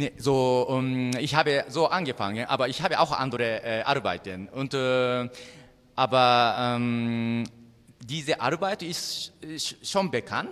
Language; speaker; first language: German; non-native, learner; Japanese